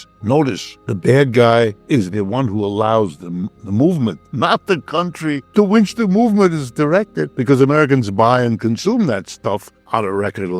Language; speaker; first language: English; native; English